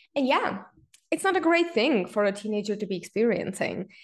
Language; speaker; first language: English; non-native, fluent; Czech